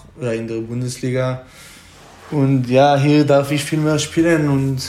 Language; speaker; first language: German; non-native, fluent; Hebrew